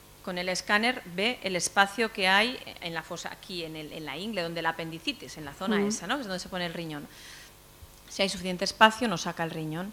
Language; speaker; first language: Spanish; native; Spanish